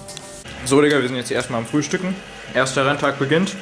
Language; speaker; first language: German; native; German